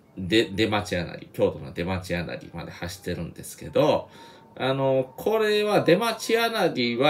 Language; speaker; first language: Japanese; native; Japanese